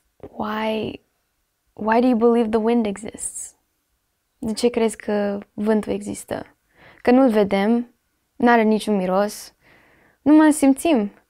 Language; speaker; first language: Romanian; early bilingual, heritage; Romanian